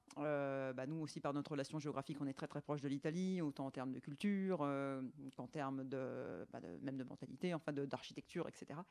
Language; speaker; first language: French; native; French